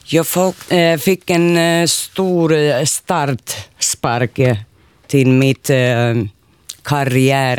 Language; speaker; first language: Swedish; non-native, learner; Finnish